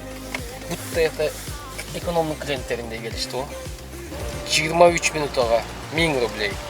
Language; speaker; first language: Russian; non-native, local second language; Kyrgyz